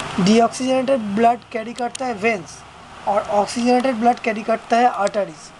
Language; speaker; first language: Hindi; non-native, local second language; Bangla